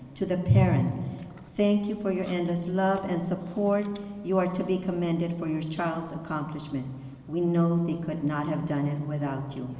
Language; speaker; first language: English; early bilingual, other home language; Spanish